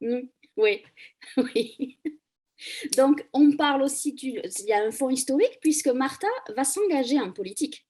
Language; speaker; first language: French; native; French